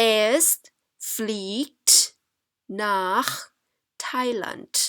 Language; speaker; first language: German; non-native, fluent; Thai